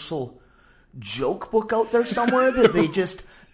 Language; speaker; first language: English; native; English